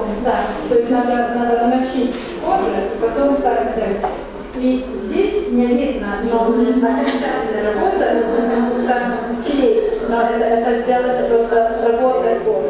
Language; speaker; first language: Russian; non-native, learner; Italian